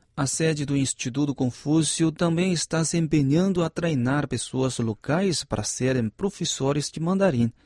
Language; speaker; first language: Portuguese; non-native, fluent; Chinese